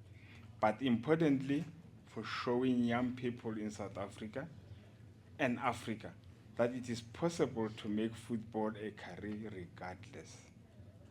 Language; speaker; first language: English; non-native, local second language; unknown